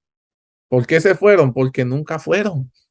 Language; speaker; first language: Spanish; native; Spanish